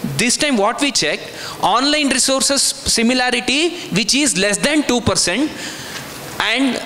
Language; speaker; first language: English; non-native, local second language; Kannada